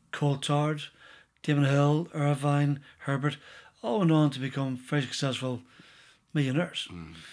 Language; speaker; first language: English; native; English